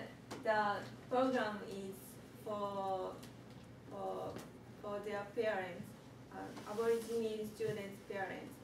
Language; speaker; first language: English; non-native, learner; Japanese